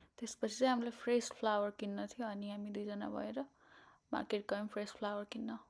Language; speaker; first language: Nepali; native; Nepali